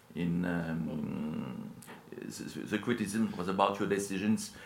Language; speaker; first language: English; non-native, fluent; French